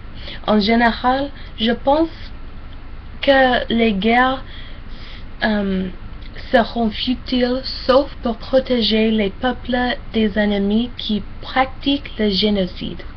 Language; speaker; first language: French; non-native, learner; English